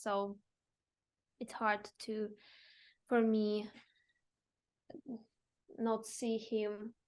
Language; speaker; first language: English; non-native, fluent; Ukrainian